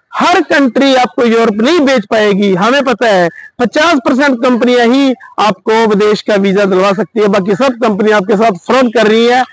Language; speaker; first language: Hindi; non-native, local second language; Punjabi